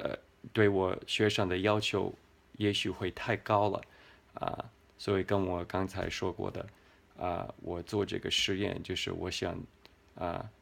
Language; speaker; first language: Chinese; non-native, fluent; English